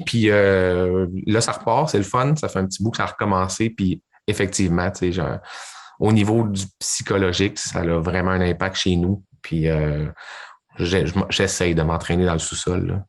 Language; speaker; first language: French; native; French